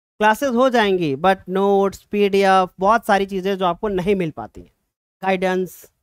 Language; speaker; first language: Hindi; native; Hindi